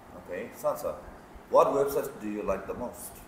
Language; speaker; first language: English; non-native, fluent; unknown